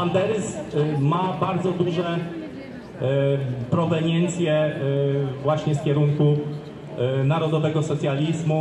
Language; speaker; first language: Polish; native; Polish